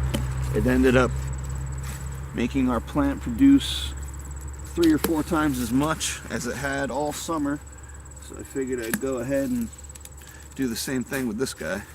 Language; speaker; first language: English; native; English